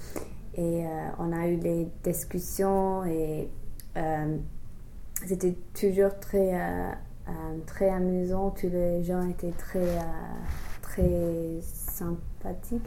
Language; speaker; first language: French; non-native, fluent; English